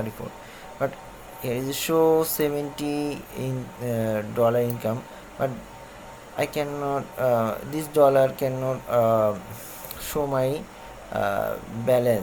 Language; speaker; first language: English; non-native, learner; Bangla